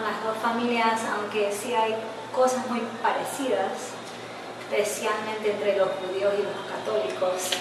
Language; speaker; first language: Spanish; early bilingual, heritage; English